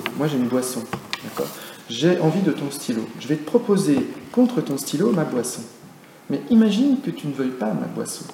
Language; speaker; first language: French; native; French